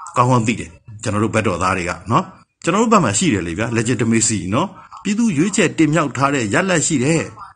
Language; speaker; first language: Burmese; native; Burmese